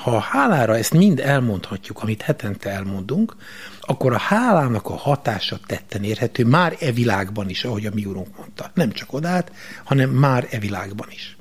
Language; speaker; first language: Hungarian; native; Hungarian